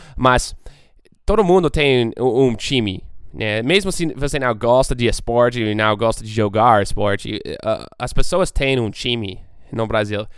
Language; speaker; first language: Portuguese; non-native, fluent; English